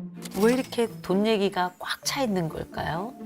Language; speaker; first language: Korean; native; Korean